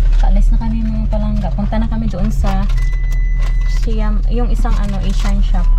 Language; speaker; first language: Filipino; non-native, local second language; Cebuano